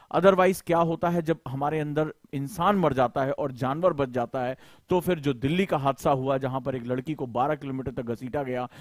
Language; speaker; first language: Hindi; native; Hindi